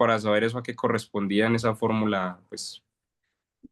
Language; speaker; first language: Spanish; native; Spanish